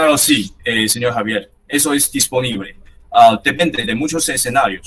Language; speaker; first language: Spanish; non-native, fluent; Chinese